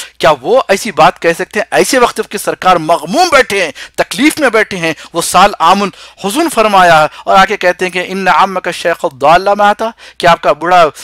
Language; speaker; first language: Urdu; native; Urdu